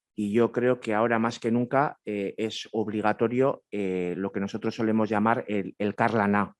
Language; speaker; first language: Spanish; native; Spanish